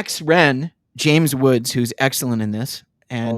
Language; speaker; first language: English; native; English